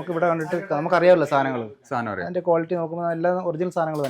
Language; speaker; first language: Malayalam; native; Malayalam